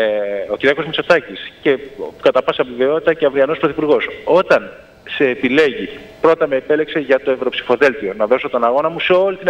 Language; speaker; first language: Greek; native; Greek